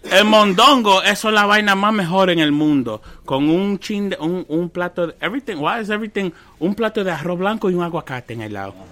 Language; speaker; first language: Spanish; early bilingual, heritage; Spanish